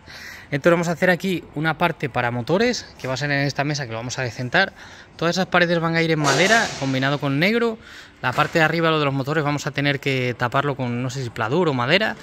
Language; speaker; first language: Spanish; native; Spanish